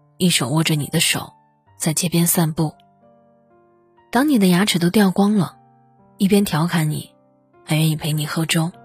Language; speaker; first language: Chinese; native; Chinese